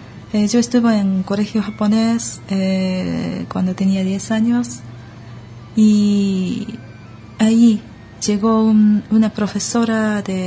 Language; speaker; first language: Spanish; early bilingual, other home language; Japanese